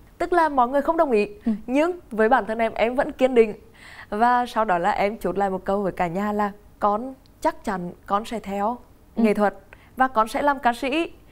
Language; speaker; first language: Vietnamese; native; Vietnamese